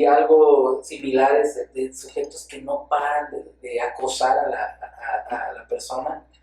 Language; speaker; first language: Spanish; native; Spanish